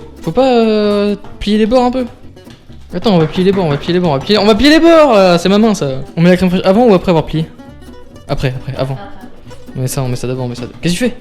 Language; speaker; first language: French; native; French